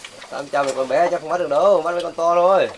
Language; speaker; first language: Vietnamese; native; Vietnamese